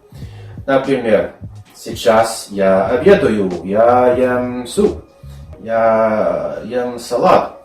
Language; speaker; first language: Russian; non-native, fluent; English